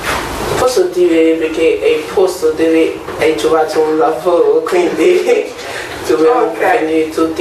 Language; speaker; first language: Italian; non-native, learner; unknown